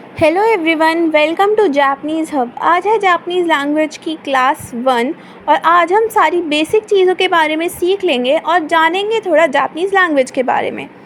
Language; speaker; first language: Hindi; native; Hindi